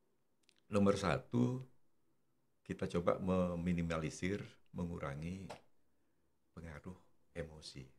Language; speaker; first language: Indonesian; non-native, local second language; Javanese